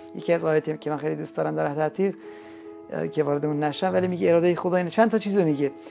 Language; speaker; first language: Persian; non-native, local second language; Armenian